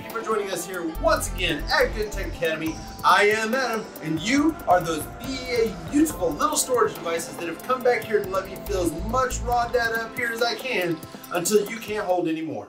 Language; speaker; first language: English; native; English